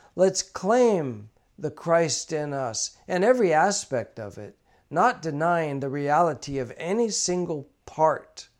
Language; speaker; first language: English; native; English